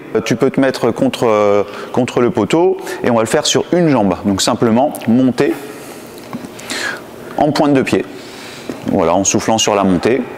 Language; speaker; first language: French; native; French